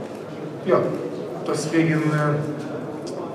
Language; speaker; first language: German; non-native, learner; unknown